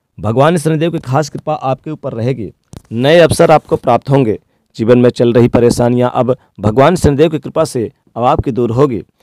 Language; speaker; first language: Hindi; native; Hindi